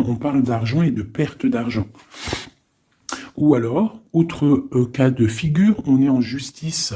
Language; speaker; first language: French; native; French